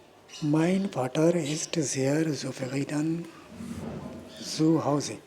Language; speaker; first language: German; non-native, fluent; Urdu